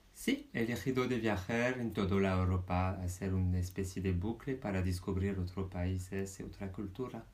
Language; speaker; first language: Spanish; non-native, fluent; French